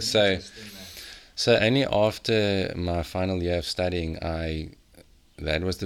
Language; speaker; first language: English; non-native, local second language; Afrikaans